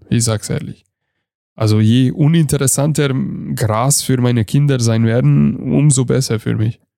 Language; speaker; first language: German; non-native, fluent; Hungarian